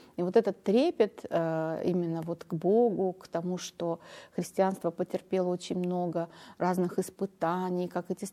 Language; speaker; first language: Russian; non-native, local second language; Armenian